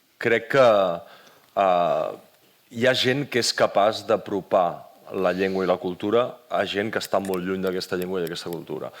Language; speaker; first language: Catalan; native; Catalan